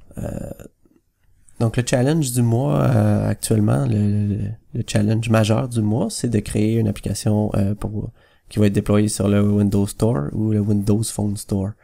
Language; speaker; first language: French; native; French